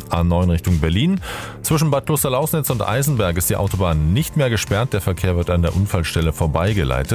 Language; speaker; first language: German; native; German